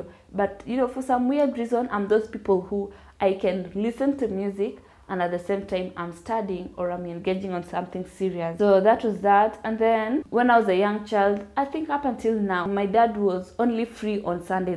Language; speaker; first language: English; non-native, local second language; Luyia